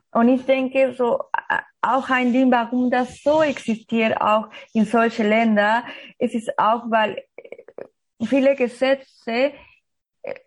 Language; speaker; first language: German; non-native, learner; Spanish